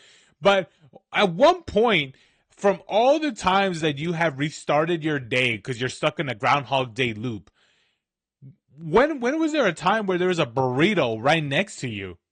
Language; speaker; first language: English; native; English